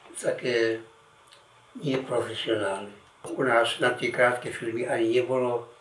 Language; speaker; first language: Slovak; native; Slovak